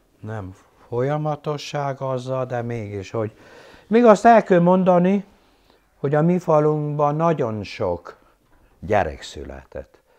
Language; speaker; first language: Hungarian; non-native, local second language; German